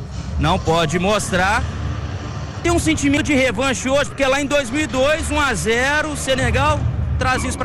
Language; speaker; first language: Portuguese; native; Portuguese